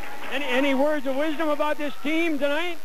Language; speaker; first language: English; native; English